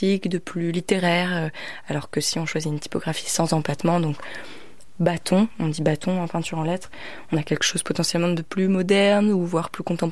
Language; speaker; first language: French; native; French